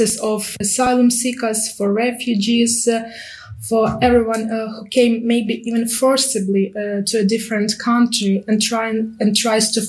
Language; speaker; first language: English; non-native, fluent; Ukrainian